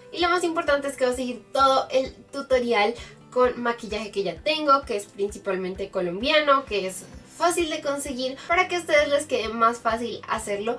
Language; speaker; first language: Spanish; native; Spanish